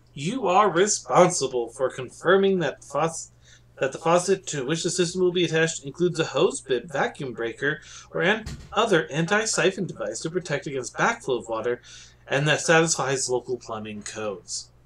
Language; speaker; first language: English; native; English